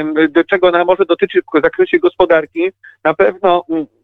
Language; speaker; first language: Polish; native; Polish